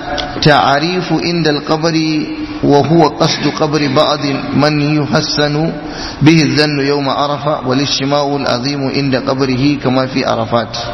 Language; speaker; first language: Arabic; non-native, fluent; Hausa